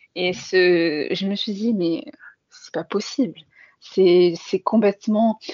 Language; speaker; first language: French; native; French